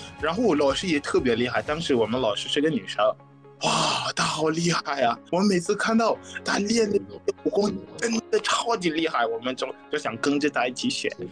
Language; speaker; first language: Chinese; non-native, fluent; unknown